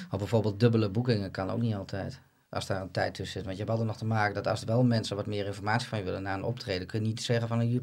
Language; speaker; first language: Dutch; native; Dutch